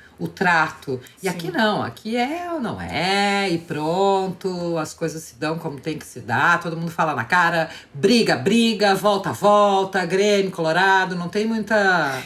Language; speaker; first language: Portuguese; native; Portuguese